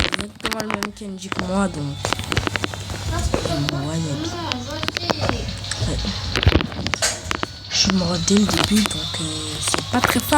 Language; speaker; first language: French; native; French